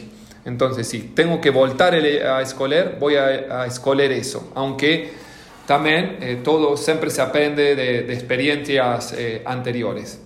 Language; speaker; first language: Portuguese; non-native, learner; Spanish